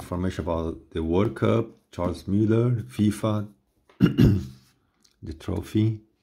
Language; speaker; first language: English; non-native, fluent; Portuguese